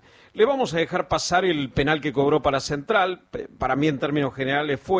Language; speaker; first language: Spanish; native; Spanish